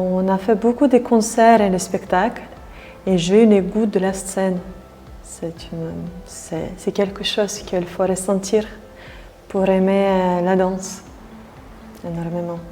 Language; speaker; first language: French; non-native, fluent; Russian